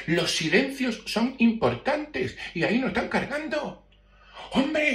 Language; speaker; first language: Spanish; native; Spanish